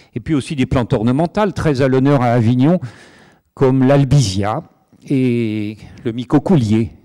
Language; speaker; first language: French; native; French